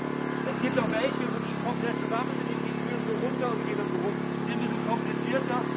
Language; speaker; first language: German; non-native, local second language; Romansh